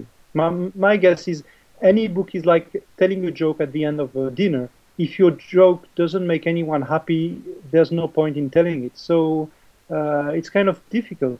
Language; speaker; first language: English; non-native, fluent; French